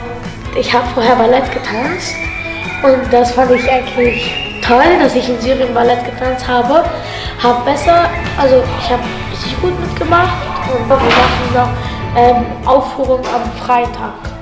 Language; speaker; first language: German; early bilingual, other home language; Arabic